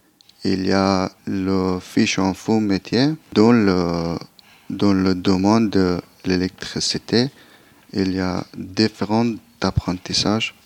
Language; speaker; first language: French; non-native, learner; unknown